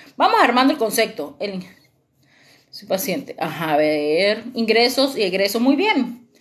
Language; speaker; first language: Spanish; native; Spanish